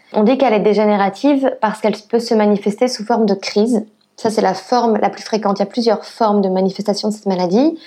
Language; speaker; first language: French; native; French